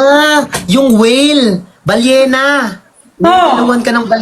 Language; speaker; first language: Filipino; native; Filipino